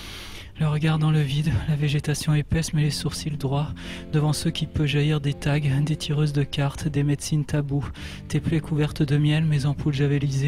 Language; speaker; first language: French; native; French